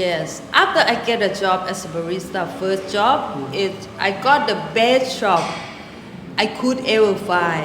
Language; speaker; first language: English; non-native, local second language; Thai